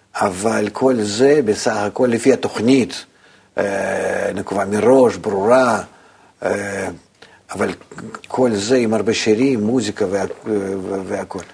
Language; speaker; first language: Hebrew; non-native, fluent; Russian